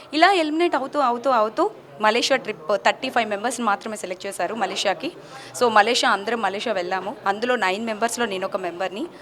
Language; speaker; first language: Telugu; native; Telugu